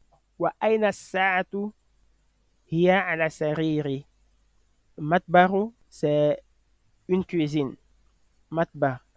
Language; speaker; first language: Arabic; non-native, fluent; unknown